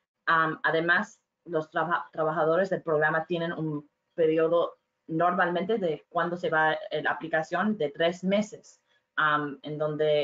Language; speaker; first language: Spanish; non-native, fluent; English